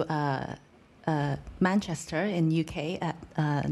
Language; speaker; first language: English; non-native, local second language; Cantonese